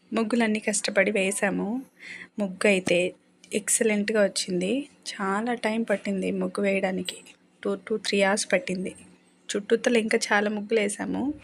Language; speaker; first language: Telugu; non-native, local second language; Lambadi